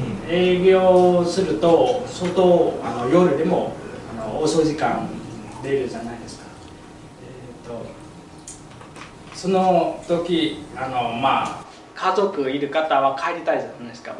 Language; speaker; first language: Japanese; non-native, learner; Vietnamese